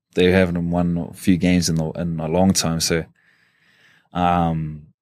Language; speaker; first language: English; native; English